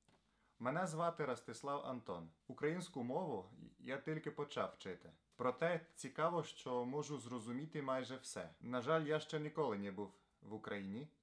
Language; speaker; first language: Ukrainian; non-native, learner; Slovenian